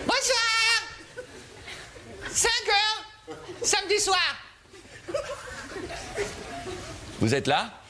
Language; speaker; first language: French; non-native, learner; German